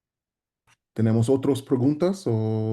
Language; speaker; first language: Spanish; non-native, learner; English